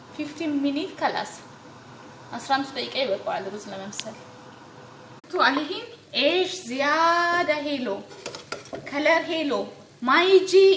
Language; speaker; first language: Arabic; non-native, learner; Amharic